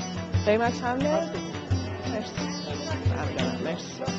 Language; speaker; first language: Persian; non-native, learner; English